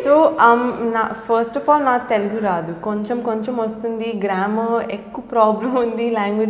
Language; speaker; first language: Telugu; non-native, learner; Hindi